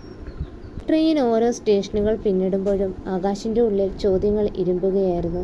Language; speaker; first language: Malayalam; native; Malayalam